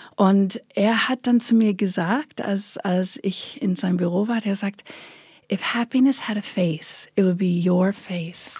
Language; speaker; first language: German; non-native, fluent; English